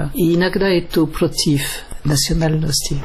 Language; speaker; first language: Russian; non-native, fluent; French